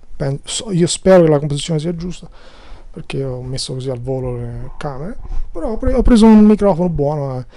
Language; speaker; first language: Italian; non-native, fluent; Albanian